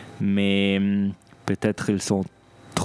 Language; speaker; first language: French; non-native, local second language; Italian